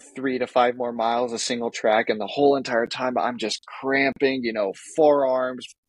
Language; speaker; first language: English; native; English